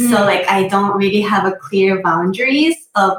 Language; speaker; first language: English; non-native, fluent; Japanese